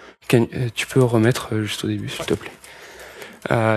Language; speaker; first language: French; native; French